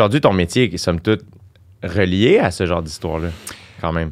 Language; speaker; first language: French; native; French